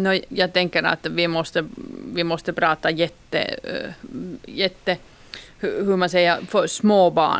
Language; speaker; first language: Swedish; non-native, local second language; Finnish